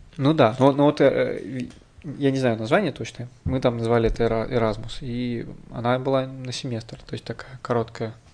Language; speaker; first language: Russian; native; Russian